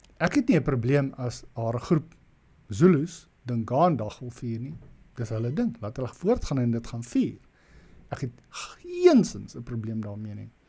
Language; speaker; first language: Afrikaans; native; Afrikaans